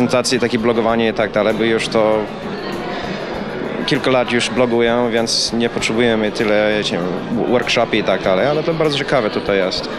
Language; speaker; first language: Polish; non-native, learner; English